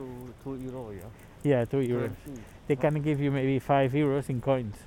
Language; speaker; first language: English; non-native, learner; Spanish